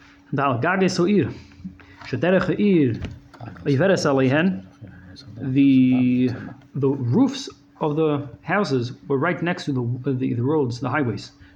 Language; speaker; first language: English; native; English